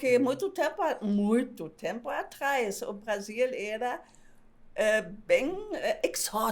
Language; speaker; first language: Portuguese; non-native, fluent; German